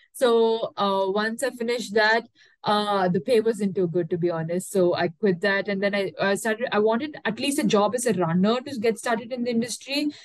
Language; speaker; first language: English; non-native, local second language; Tamil